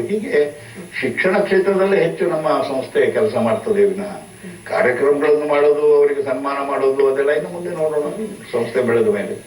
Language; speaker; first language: Kannada; non-native, local second language; Marathi